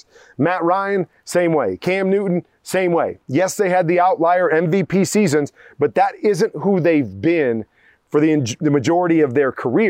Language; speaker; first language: English; native; English